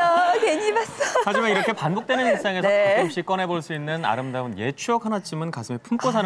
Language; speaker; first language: Korean; native; Korean